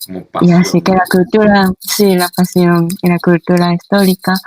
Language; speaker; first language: Spanish; non-native, fluent; Korean